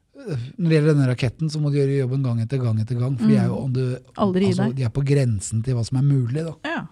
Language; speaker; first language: Norwegian; native; Norwegian